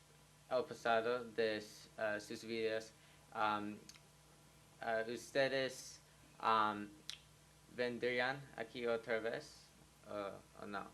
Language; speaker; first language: Spanish; non-native, learner; English